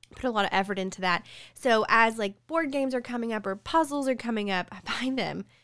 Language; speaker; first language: English; early bilingual, other home language; Spanish